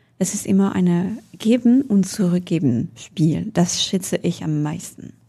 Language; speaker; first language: German; non-native, fluent; French